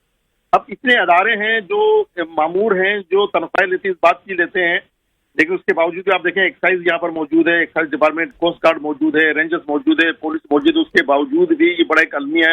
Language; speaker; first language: Urdu; native; Urdu